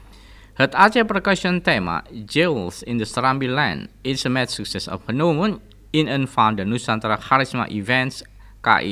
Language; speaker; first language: Dutch; non-native, fluent; Indonesian